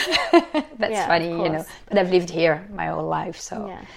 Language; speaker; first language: English; non-native, fluent; French